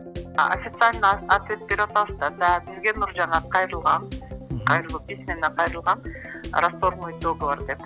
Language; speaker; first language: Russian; non-native, local second language; Kyrgyz